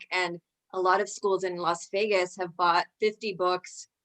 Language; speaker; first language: English; early bilingual, other home language; Spanish